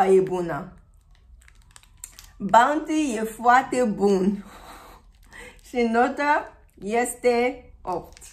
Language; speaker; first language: Romanian; non-native, learner; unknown